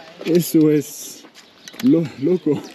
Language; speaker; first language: Spanish; non-native, learner; French